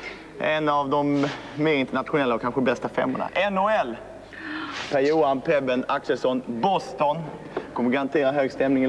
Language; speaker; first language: Swedish; native; Swedish